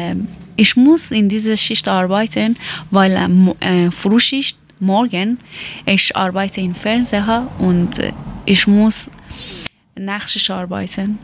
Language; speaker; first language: German; non-native, learner; Persian